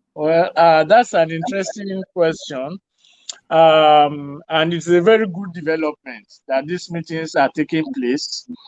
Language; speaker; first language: English; non-native, local second language; Yoruba